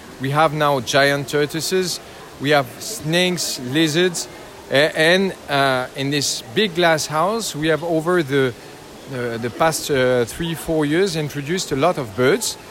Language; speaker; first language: English; non-native, learner; French